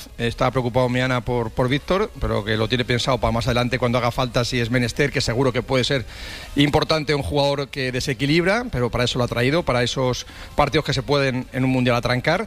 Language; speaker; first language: Spanish; native; Spanish